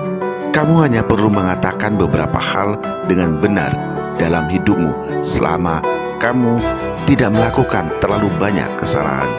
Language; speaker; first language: Indonesian; native; Indonesian